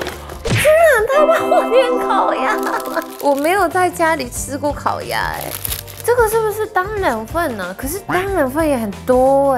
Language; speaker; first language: Chinese; non-native, fluent; Japanese